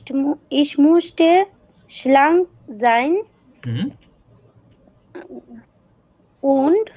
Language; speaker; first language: German; non-native, learner; Bangla